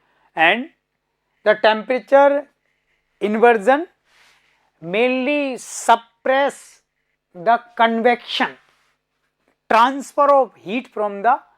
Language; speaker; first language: English; non-native, local second language; Hindi